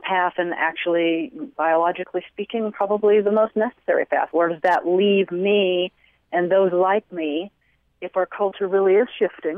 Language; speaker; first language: English; native; English